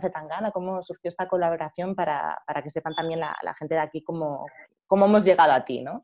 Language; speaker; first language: Spanish; native; Spanish